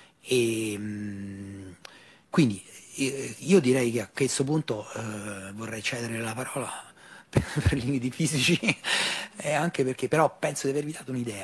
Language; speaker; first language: Italian; native; Italian